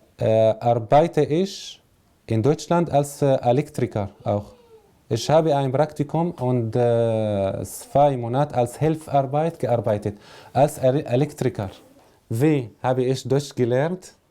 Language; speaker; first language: German; non-native, learner; Arabic